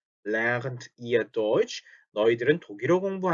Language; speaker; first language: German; non-native, fluent; Korean